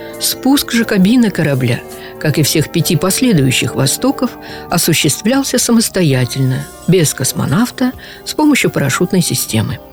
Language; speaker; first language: Russian; native; Russian